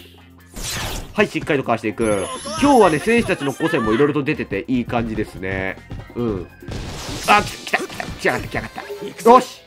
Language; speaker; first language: Japanese; native; Japanese